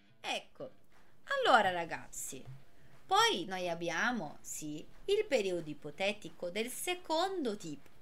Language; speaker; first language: Italian; non-native, fluent; Portuguese